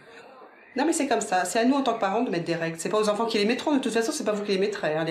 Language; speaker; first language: French; native; French